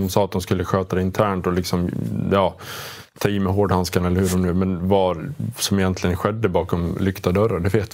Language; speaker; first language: Swedish; native; Swedish